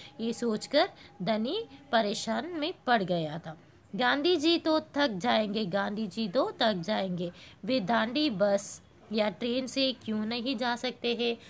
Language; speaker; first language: Hindi; non-native, local second language; Telugu